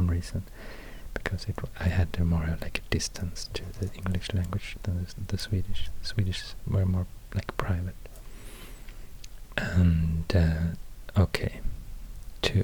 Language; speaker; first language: English; non-native, fluent; Swedish